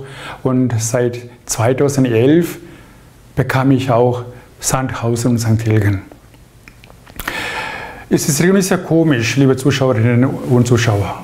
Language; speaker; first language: German; non-native, fluent; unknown